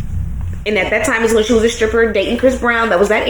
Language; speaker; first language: English; native; English